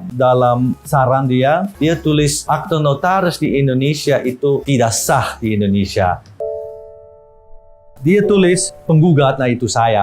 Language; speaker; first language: Indonesian; non-native, fluent; Dutch